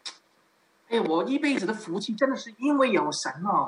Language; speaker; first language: Chinese; native; Chinese